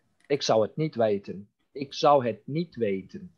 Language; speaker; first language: Dutch; non-native, fluent; Turkish